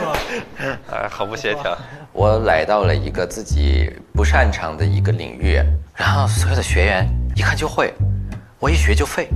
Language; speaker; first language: Chinese; non-native, fluent; Russian